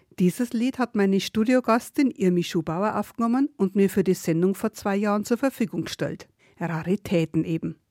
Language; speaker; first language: German; native; German